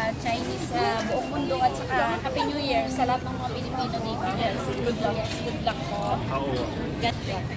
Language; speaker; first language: Filipino; native; Filipino